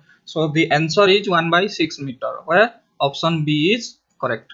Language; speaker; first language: English; non-native, local second language; Hindi